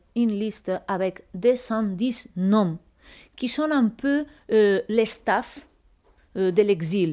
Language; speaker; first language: French; non-native, fluent; Spanish